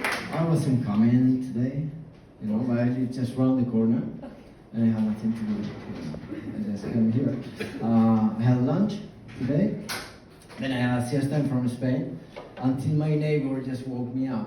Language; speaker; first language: English; non-native, fluent; Spanish